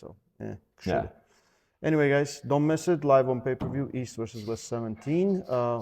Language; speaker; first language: English; non-native, fluent; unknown